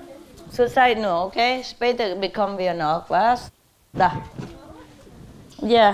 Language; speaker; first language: German; non-native, learner; Vietnamese